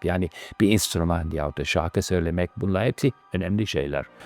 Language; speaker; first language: Turkish; non-native, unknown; English